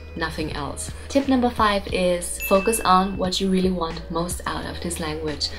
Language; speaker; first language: English; non-native, fluent; German